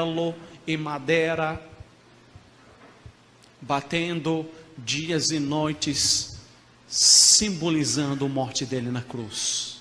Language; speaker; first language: Portuguese; non-native, fluent; Arabic